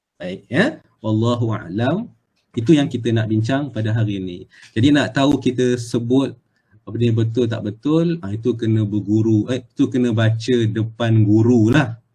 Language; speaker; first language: Malay; native; Malay